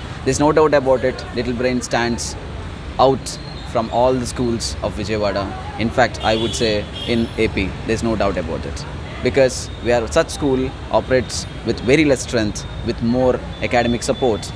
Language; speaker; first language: English; non-native, local second language; Telugu